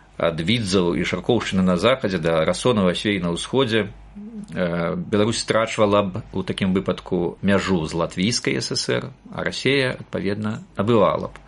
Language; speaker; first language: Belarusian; native; Belarusian